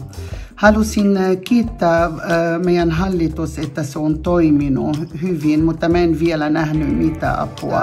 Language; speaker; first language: Finnish; non-native, fluent; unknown